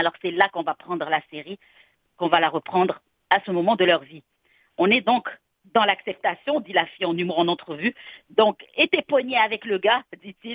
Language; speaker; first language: French; native; French